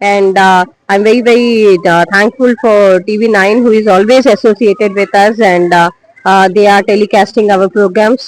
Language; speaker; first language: English; non-native, local second language; Telugu